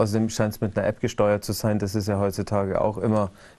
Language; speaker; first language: German; native; German